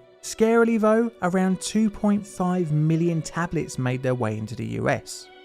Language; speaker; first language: English; native; English